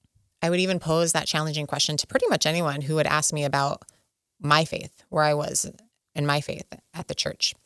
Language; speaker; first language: English; native; English